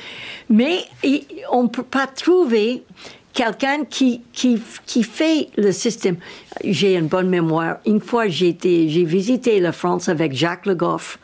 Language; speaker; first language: French; non-native, learner; English